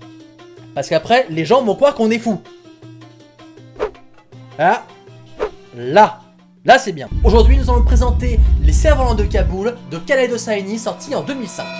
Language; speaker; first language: French; native; French